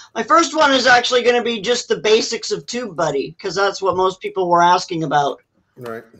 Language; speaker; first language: English; native; English